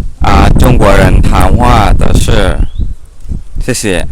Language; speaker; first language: Chinese; non-native, learner; Thai